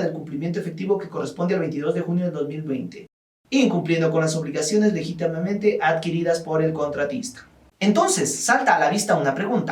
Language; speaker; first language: Spanish; native; Spanish